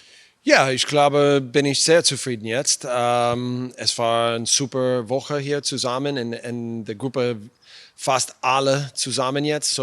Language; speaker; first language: German; non-native, fluent; English